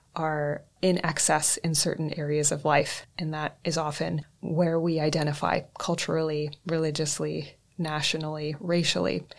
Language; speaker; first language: English; native; English